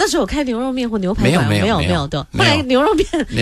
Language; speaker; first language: Chinese; native; Chinese